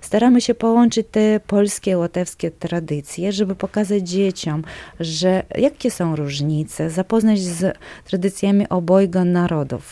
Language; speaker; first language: Polish; non-native, local second language; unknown